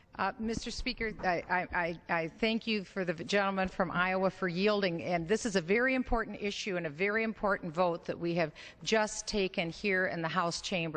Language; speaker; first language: English; native; English